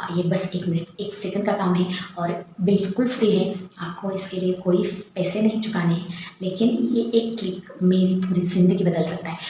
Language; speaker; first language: Hindi; non-native, local second language; Marathi